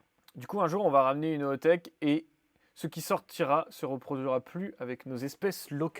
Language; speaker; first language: French; native; French